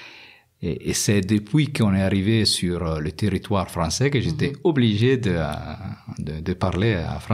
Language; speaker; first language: French; non-native, fluent; Italian